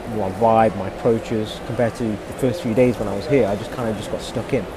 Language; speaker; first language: English; native; English